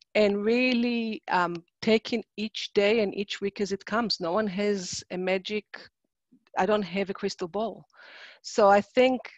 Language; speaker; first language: English; non-native, fluent; Hebrew